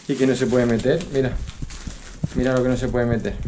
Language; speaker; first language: Spanish; native; Spanish